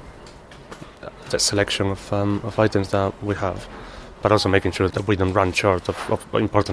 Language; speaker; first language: English; non-native, fluent; Spanish